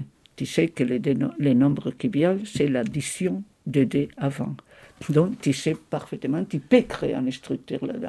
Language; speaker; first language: French; non-native, fluent; Spanish